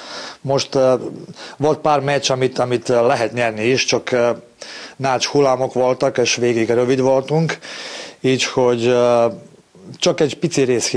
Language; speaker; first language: Hungarian; non-native, learner; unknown